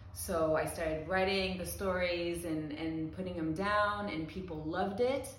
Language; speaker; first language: English; early bilingual, heritage; English